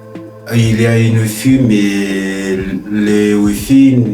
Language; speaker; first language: French; non-native, local second language; Malagasy